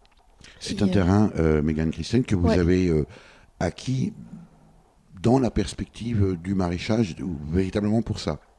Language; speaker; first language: French; native; French